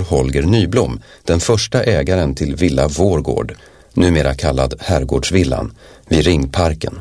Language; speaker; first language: Swedish; native; Swedish